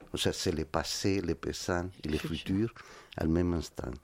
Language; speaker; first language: French; non-native, learner; Spanish